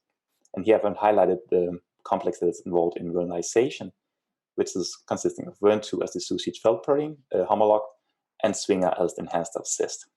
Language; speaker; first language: English; non-native, fluent; Danish